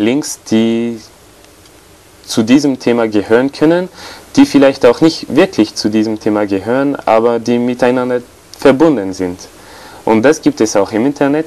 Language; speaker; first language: German; non-native, fluent; French